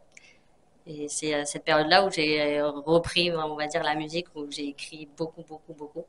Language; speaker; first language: French; native; French